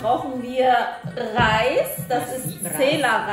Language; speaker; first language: German; early bilingual, other home language; Persian